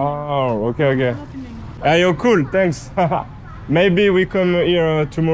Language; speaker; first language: English; non-native, learner; French